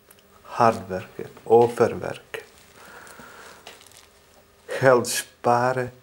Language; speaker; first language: Dutch; non-native, learner; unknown